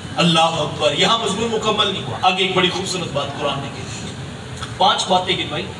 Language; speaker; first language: Urdu; non-native, local second language; Punjabi